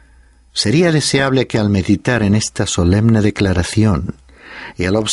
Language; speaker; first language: Spanish; native; Spanish